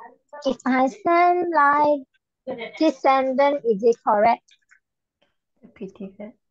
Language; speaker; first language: English; non-native, learner; Malay